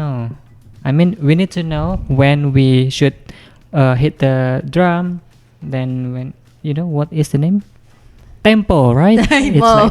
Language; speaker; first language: English; non-native, fluent; Indonesian